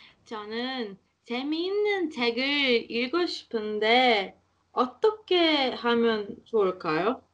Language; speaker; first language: Korean; non-native, learner; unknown